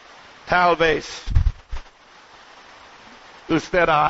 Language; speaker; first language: Spanish; non-native, learner; English